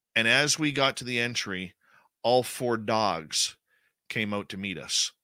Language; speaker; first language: English; native; English